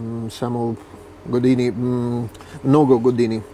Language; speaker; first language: Bulgarian; non-native, learner; Italian